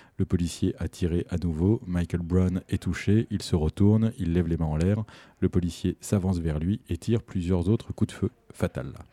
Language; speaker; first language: French; native; French